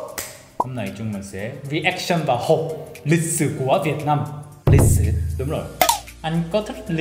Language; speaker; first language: Vietnamese; non-native, fluent; Korean